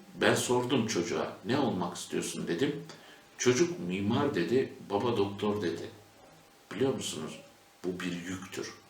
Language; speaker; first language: Turkish; native; Turkish